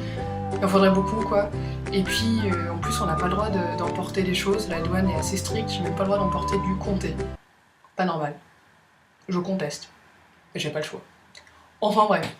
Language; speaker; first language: French; native; French